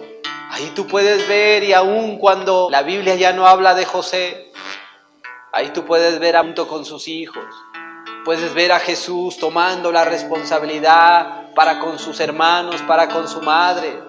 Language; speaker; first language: Spanish; native; Spanish